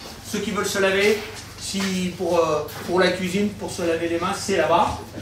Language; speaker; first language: French; native; French